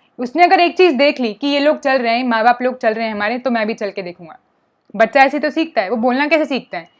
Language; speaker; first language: Hindi; non-native, local second language; Punjabi